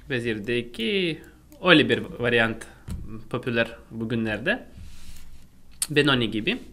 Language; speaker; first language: Turkish; non-native, fluent; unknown